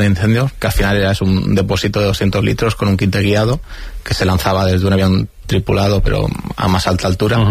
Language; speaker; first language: Spanish; native; Spanish